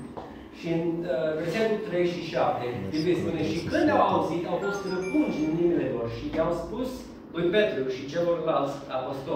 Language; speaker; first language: Romanian; non-native, learner; English